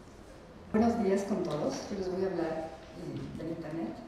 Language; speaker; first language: Spanish; native; Spanish